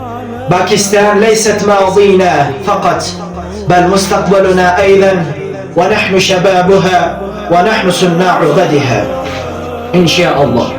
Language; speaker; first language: Arabic; non-native, learner; Urdu